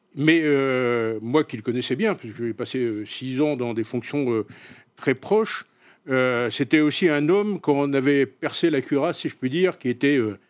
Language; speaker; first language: French; native; French